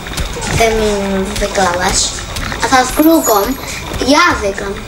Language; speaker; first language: Polish; early bilingual, heritage; Polish